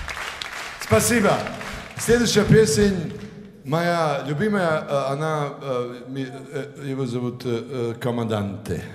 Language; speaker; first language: Russian; non-native, learner; Serbian